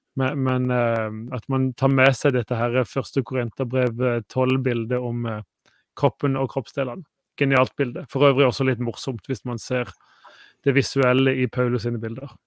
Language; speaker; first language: Norwegian; native; Norwegian